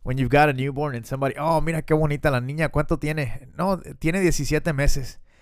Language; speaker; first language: Spanish; early bilingual, heritage; Spanish